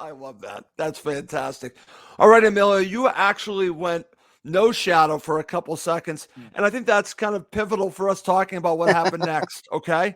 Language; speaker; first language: English; native; English